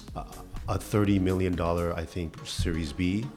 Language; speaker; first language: English; early bilingual, other home language; Chinese